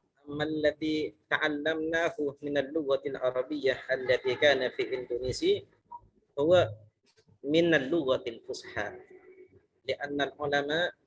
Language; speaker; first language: Arabic; non-native, fluent; Malay